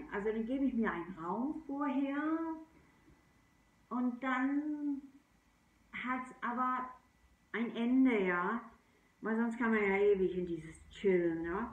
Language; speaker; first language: German; non-native, fluent; English